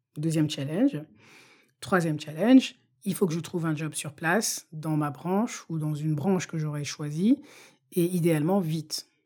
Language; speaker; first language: French; non-native, local second language; Bambara